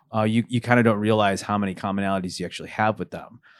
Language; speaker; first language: English; early bilingual, other home language; Filipino